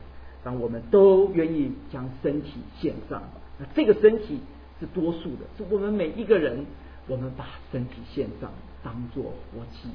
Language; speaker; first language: Chinese; native; Chinese